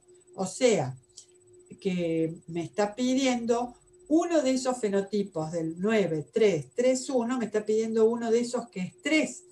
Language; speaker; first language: Spanish; native; Spanish